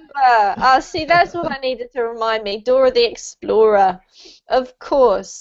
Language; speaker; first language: English; native; English